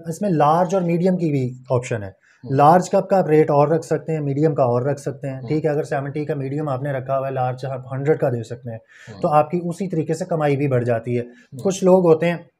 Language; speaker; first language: Urdu; non-native, local second language; Punjabi